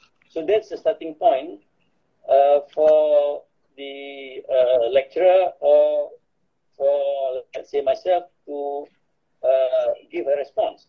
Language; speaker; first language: English; non-native, local second language; Malay